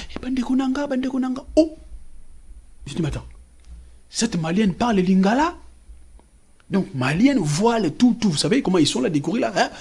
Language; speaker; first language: French; non-native, local second language; Lingala